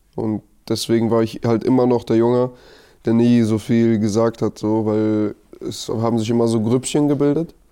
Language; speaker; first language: German; early bilingual, other home language; Russian